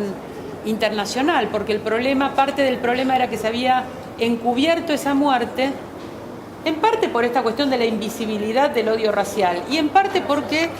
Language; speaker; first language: Spanish; native; Spanish